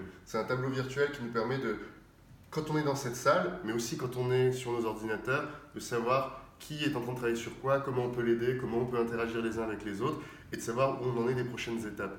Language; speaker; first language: French; native; French